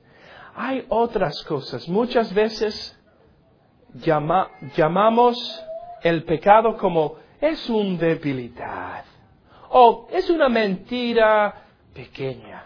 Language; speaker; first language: Spanish; non-native, learner; English